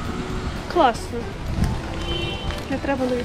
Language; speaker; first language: Ukrainian; non-native, learner; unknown